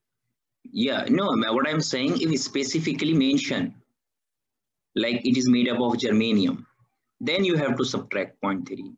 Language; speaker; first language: English; non-native, fluent; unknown